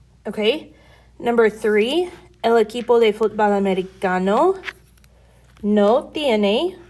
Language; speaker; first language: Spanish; non-native, fluent; English